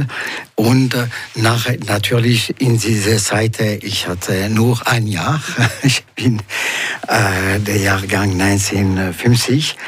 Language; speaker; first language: German; non-native, local second language; French